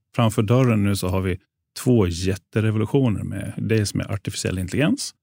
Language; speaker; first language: Swedish; native; Swedish